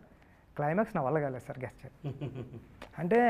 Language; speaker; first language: Telugu; native; Telugu